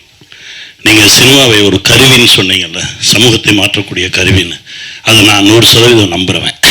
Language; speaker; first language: Tamil; native; Tamil